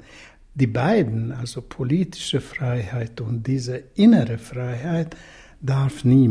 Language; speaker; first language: German; non-native, fluent; Russian